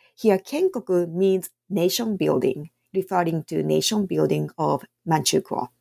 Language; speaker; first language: English; non-native, fluent; Japanese